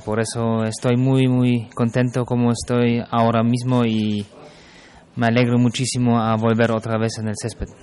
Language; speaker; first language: Spanish; non-native, fluent; German